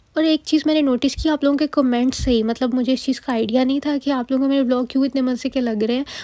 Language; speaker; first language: Urdu; native; Urdu